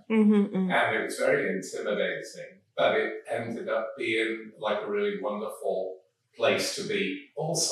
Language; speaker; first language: English; native; English